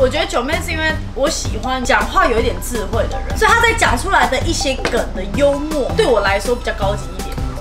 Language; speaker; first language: Chinese; native; Chinese